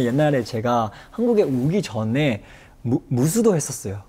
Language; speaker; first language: Korean; non-native, fluent; Chinese